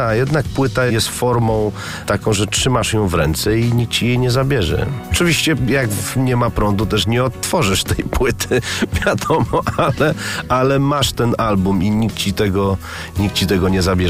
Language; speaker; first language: Polish; native; Polish